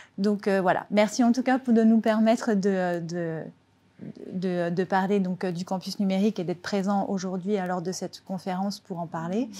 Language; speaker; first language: French; native; French